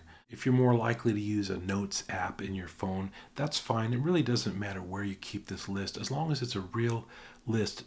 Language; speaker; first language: English; native; English